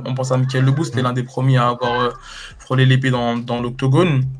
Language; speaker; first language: French; native; French